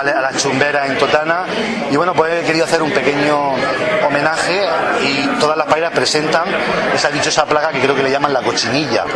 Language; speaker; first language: Spanish; native; Spanish